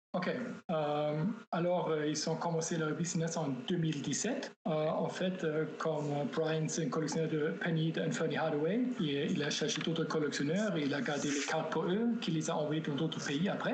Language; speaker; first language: French; non-native, fluent; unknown